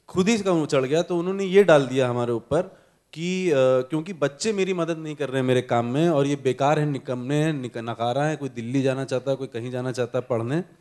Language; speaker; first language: Hindi; native; Hindi